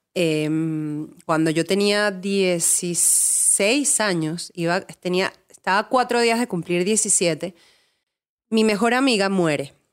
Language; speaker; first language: Spanish; native; Spanish